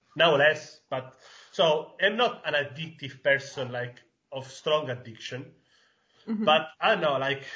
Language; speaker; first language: English; non-native, fluent; Italian